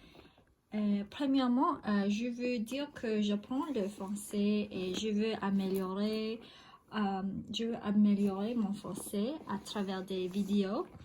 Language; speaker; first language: French; non-native, learner; English